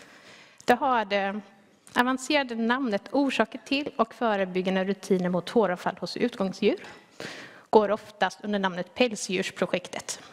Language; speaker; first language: Swedish; native; Swedish